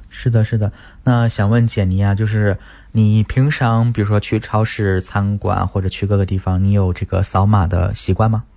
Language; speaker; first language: Chinese; native; Chinese